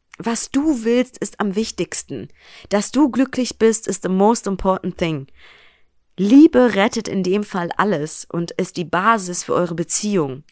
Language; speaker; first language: German; early bilingual, other home language; Persian